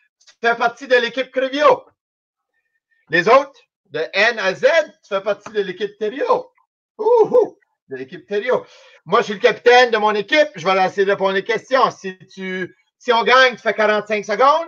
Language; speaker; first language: French; native; French